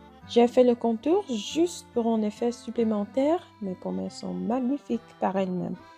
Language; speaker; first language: French; non-native, learner; English